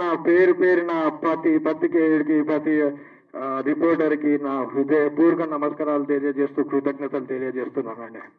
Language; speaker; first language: Telugu; native; Telugu